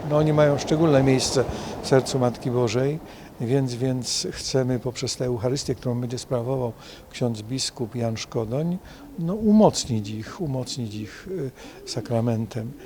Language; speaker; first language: Polish; native; Polish